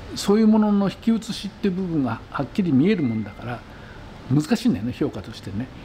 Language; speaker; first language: Japanese; native; Japanese